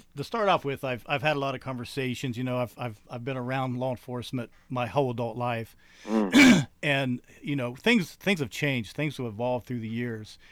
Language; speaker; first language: English; native; English